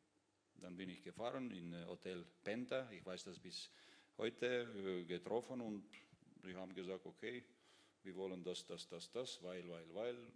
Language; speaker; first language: German; non-native, fluent; Russian